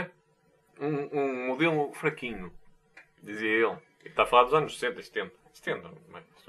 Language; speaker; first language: Portuguese; native; Portuguese